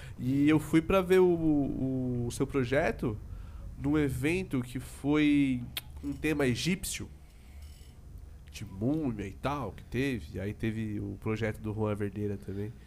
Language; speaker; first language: Portuguese; native; Portuguese